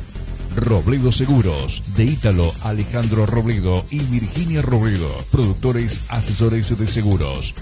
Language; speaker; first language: Spanish; native; Spanish